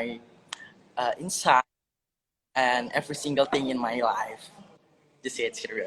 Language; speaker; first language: English; non-native, learner; Indonesian